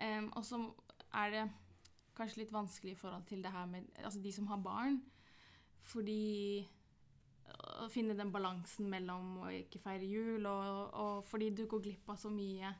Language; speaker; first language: Norwegian; early bilingual, other home language; Arabic